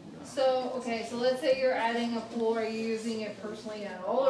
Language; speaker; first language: English; native; English